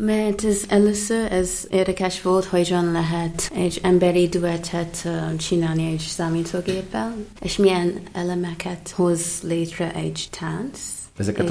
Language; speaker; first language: Hungarian; non-native, fluent; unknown